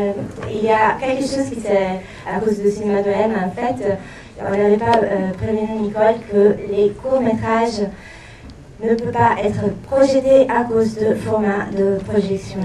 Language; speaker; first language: French; non-native, fluent; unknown